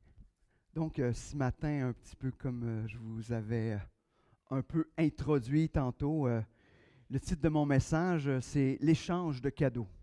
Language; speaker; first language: French; native; French